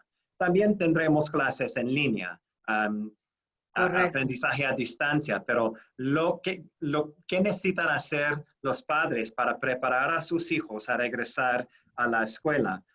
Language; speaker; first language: Spanish; non-native, fluent; English